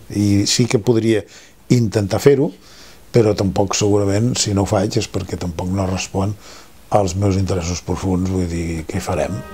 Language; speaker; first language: Catalan; non-native, local second language; Spanish